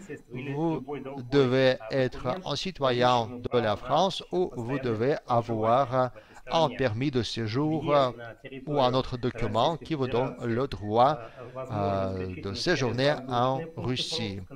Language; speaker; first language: French; non-native, fluent; Russian